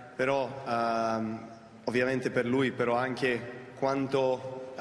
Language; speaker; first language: Italian; non-native, fluent; Serbian